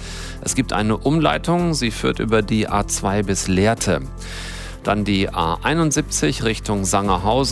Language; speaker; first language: German; native; German